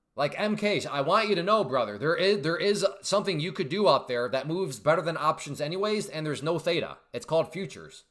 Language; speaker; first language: English; native; English